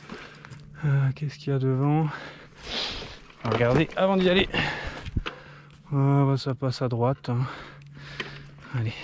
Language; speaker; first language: French; native; French